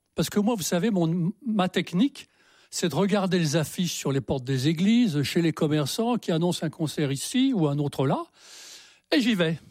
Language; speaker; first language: French; native; French